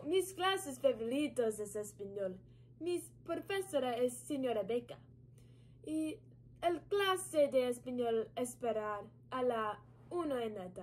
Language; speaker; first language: Spanish; non-native, learner; English